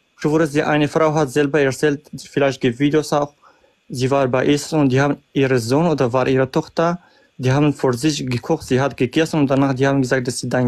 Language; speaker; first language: German; non-native, learner; Kurdish